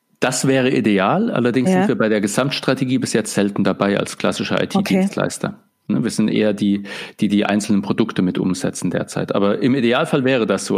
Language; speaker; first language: German; native; German